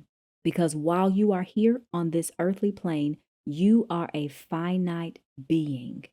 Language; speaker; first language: English; native; English